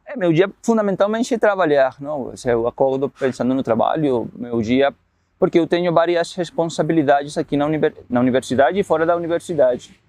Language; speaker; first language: Portuguese; non-native, fluent; Spanish